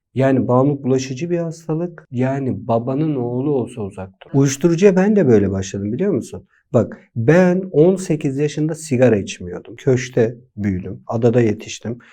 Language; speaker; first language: Turkish; native; Turkish